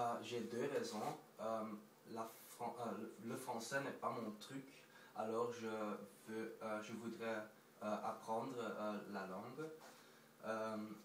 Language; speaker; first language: French; non-native, local second language; Dutch